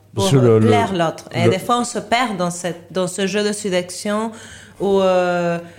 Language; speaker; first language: French; non-native, fluent; Spanish